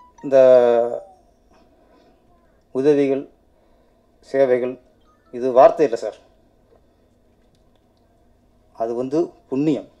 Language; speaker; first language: Tamil; native; Tamil